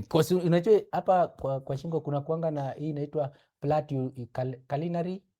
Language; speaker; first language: Swahili; native; Swahili